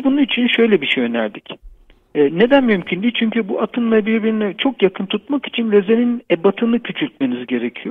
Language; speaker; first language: Turkish; native; Turkish